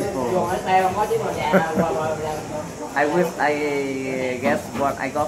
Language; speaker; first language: English; non-native, learner; Vietnamese